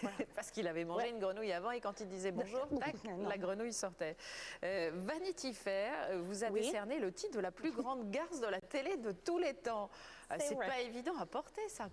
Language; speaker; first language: French; native; French